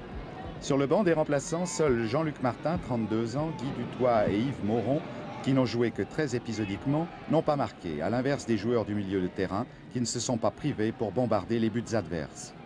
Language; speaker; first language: French; native; French